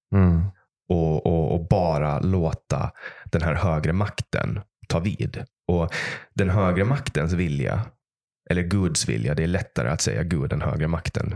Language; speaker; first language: Swedish; native; Swedish